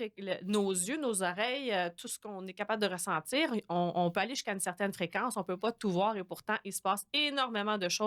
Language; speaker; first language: French; native; French